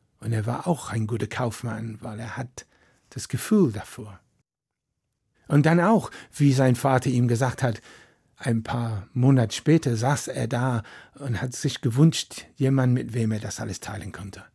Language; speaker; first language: German; non-native, fluent; English